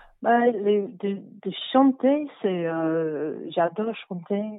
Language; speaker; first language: French; non-native, learner; English